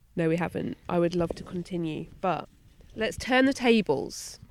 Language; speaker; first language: English; native; English